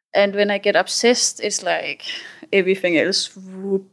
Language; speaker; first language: English; non-native, fluent; Danish